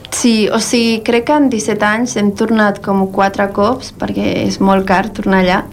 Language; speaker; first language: Catalan; early bilingual, other home language; Spanish